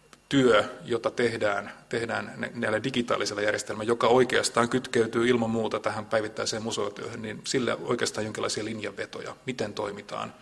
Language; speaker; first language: Finnish; native; Finnish